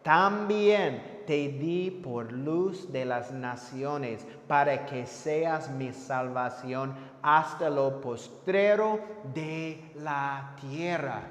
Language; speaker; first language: Spanish; non-native, fluent; English